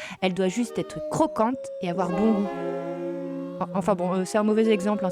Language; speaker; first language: French; native; French